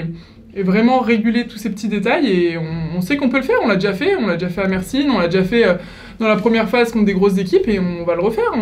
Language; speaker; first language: French; native; French